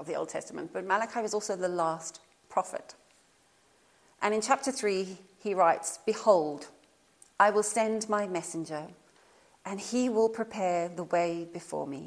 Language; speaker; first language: English; native; English